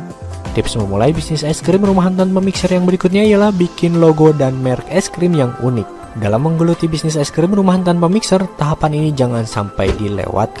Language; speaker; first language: Indonesian; native; Indonesian